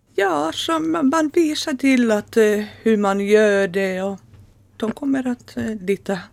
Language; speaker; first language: Swedish; non-native, learner; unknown